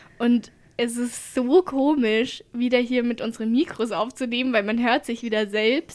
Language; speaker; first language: German; native; German